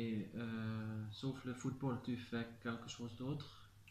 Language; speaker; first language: French; non-native, learner; Dutch